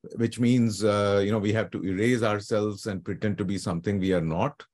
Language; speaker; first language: English; non-native, local second language; Telugu